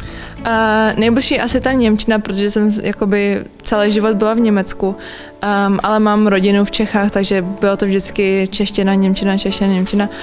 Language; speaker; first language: Czech; early bilingual, heritage; Czech